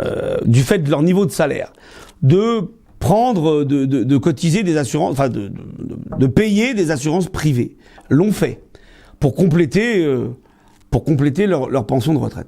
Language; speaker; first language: French; native; French